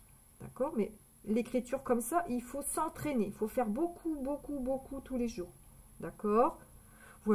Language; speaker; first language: French; native; French